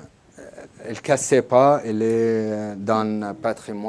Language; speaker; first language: French; non-native, learner; Arabic